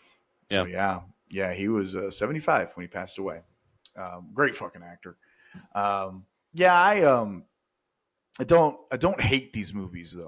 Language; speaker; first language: English; native; English